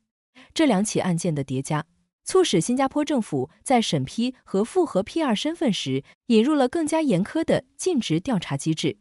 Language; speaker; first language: Chinese; native; Chinese